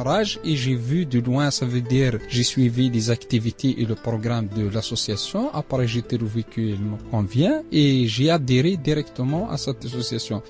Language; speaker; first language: French; non-native, local second language; Arabic